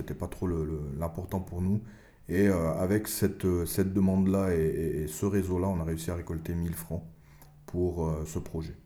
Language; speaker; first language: French; early bilingual, other home language; Albanian